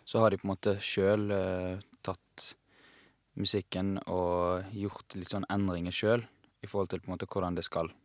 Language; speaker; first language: Norwegian; non-native, fluent; Persian